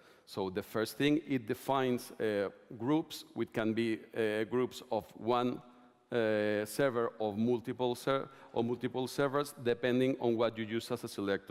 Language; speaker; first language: English; non-native, fluent; Spanish